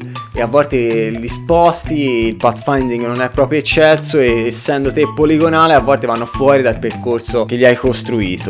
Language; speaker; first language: Italian; native; Italian